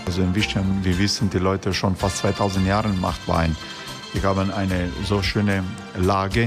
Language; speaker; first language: German; non-native, learner; Croatian